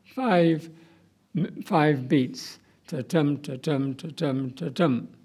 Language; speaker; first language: Japanese; non-native, fluent; English